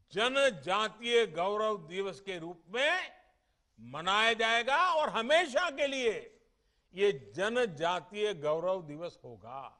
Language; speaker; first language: Hindi; non-native, local second language; Gujarati